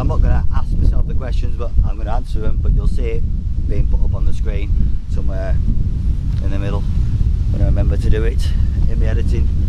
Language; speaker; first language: English; native; English